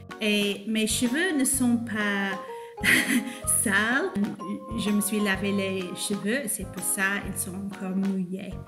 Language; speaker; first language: French; non-native, fluent; English